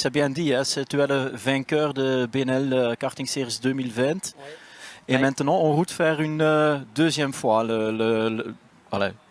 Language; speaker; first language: French; non-native, local second language; Dutch